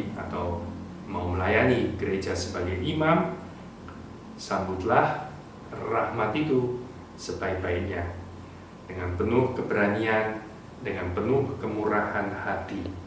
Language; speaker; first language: Indonesian; native; Indonesian